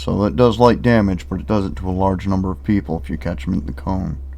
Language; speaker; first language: English; native; English